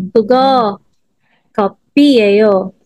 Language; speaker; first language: Korean; non-native, fluent; Filipino